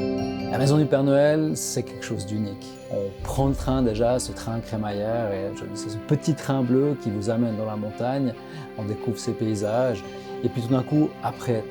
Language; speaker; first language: French; native; French